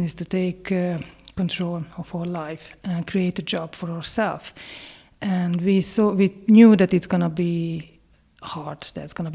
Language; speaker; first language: English; non-native, fluent; Hungarian